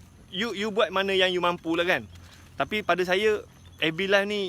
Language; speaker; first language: Malay; native; Malay